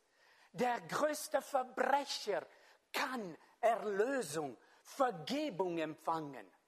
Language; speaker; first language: German; non-native, fluent; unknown